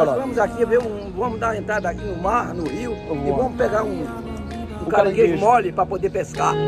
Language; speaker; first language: Portuguese; native; Portuguese